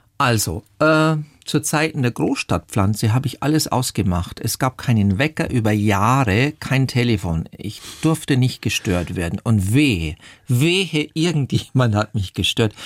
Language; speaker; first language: German; native; German